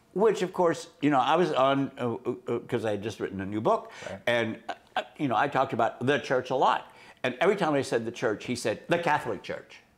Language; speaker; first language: English; native; English